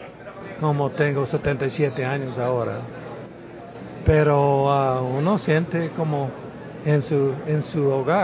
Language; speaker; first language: Spanish; non-native, fluent; English